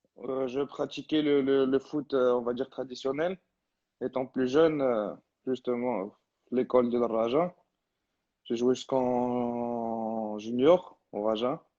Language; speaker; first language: French; non-native, local second language; Arabic